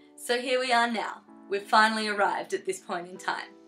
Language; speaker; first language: English; native; English